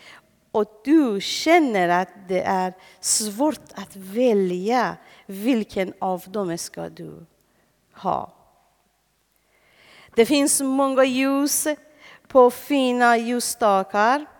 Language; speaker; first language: Swedish; non-native, fluent; Persian